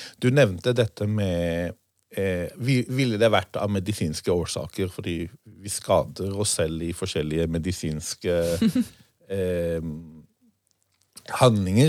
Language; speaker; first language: Norwegian; non-native, fluent; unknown